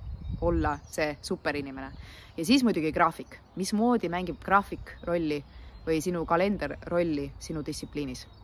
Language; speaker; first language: Estonian; native; Estonian